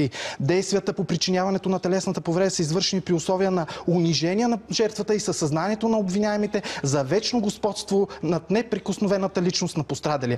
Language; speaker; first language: Bulgarian; native; Bulgarian